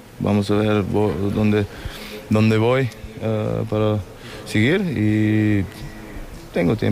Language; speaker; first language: Spanish; non-native, fluent; German